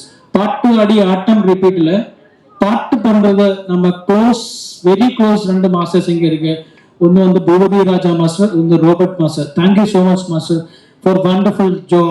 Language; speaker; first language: Tamil; non-native, learner; Malayalam